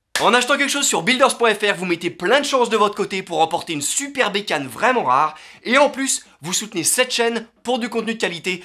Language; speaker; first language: French; native; French